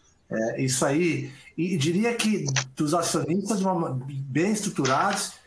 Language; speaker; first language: Portuguese; native; Portuguese